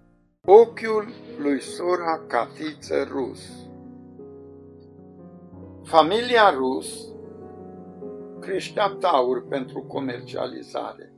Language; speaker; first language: Romanian; native; Romanian